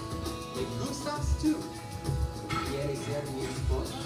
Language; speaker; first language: Spanish; non-native, learner; English